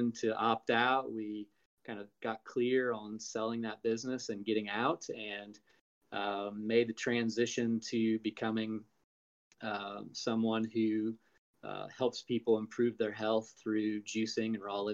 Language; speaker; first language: English; native; English